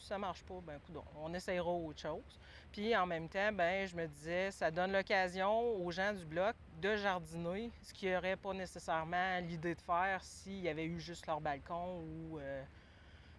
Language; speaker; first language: French; native; French